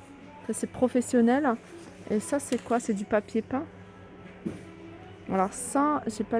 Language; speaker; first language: French; native; French